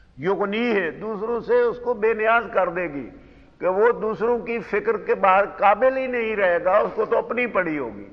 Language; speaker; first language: Urdu; non-native, local second language; Punjabi